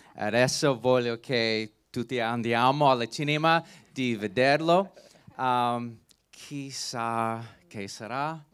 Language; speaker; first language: Italian; non-native, learner; English